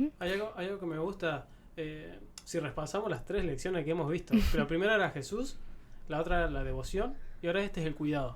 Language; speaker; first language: Spanish; native; Spanish